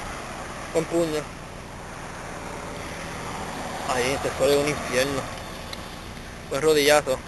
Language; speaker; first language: Spanish; native; Spanish